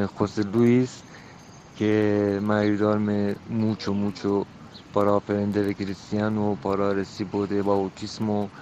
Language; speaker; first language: Spanish; non-native, learner; Persian